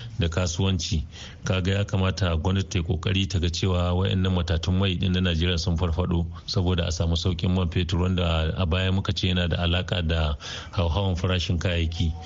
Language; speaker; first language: Hausa; native; Hausa